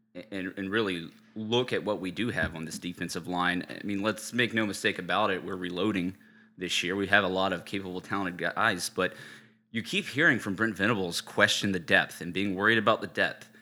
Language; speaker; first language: English; native; English